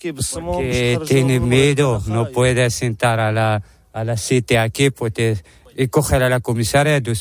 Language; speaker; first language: Spanish; non-native, learner; Arabic